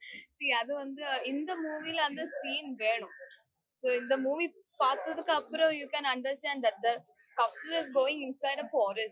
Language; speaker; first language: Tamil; non-native, learner; Malayalam